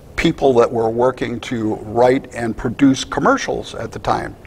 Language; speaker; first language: English; native; English